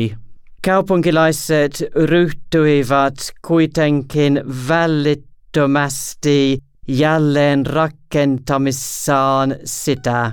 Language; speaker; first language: Finnish; non-native, learner; English